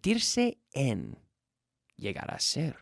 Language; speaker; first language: Spanish; non-native, fluent; English